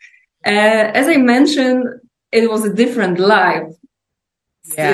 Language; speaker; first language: English; non-native, fluent; Polish